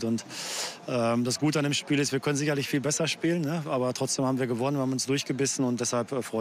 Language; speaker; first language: German; native; German